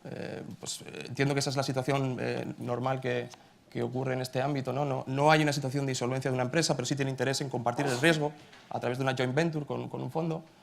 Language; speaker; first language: Spanish; native; Spanish